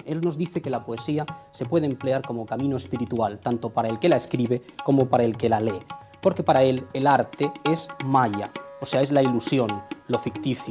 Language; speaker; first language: Spanish; native; Spanish